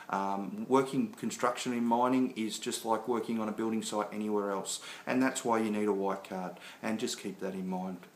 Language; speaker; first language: English; native; English